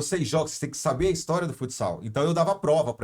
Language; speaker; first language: Portuguese; native; Portuguese